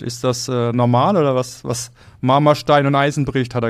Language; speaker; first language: German; native; German